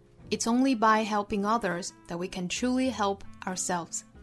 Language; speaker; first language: English; non-native, fluent; Chinese